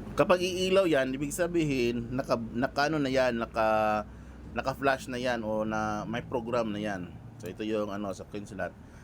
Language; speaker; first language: Filipino; non-native, local second language; Cebuano